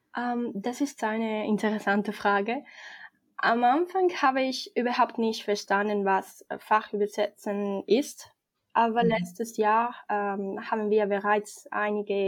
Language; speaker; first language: German; non-native, fluent; Spanish